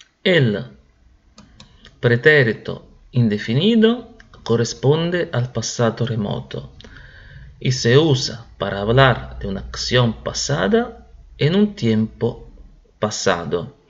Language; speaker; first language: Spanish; non-native, fluent; Italian